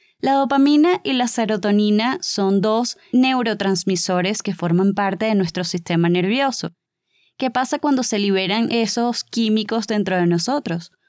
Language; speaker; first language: Spanish; native; Spanish